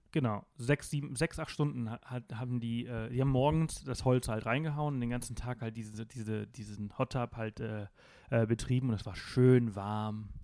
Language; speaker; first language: German; non-native, fluent; Spanish